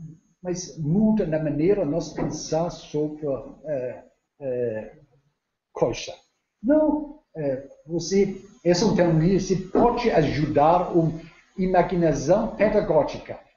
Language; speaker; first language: Portuguese; non-native, learner; Danish